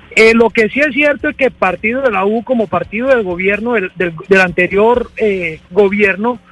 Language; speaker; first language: Spanish; native; Spanish